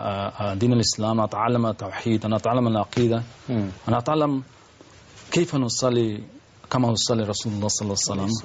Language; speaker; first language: Arabic; non-native, learner; Spanish